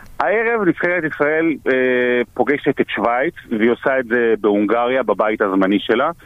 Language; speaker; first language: Hebrew; native; Hebrew